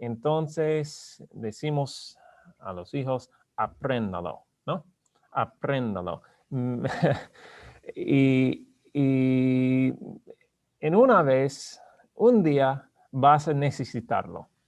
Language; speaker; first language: Spanish; non-native, learner; English